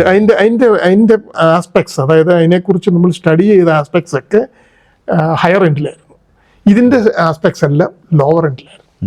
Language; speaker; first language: Malayalam; native; Malayalam